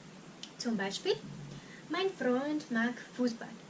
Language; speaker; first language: German; non-native, fluent; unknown